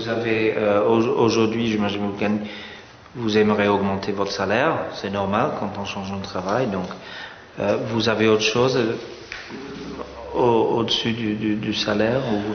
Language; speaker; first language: French; non-native, fluent; English